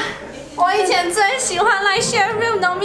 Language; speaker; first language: Chinese; native; Chinese